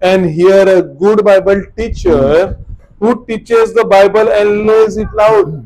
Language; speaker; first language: English; non-native, local second language; Marathi